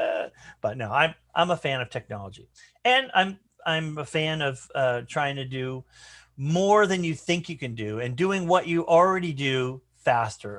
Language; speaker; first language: English; native; English